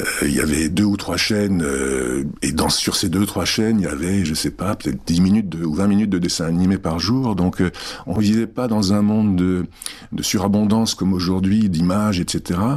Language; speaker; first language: French; early bilingual, other home language; Czech